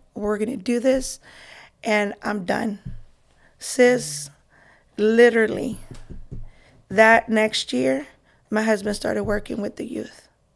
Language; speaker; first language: English; early bilingual, other home language; Spanish